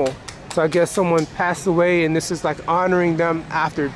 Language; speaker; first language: English; native; English